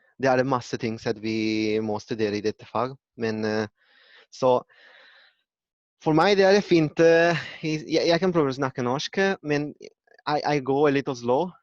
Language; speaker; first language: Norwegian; non-native, learner; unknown